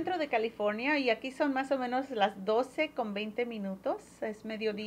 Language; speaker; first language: Spanish; early bilingual, heritage; Spanish